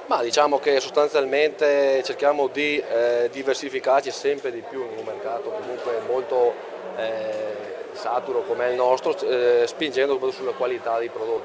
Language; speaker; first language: Italian; native; Italian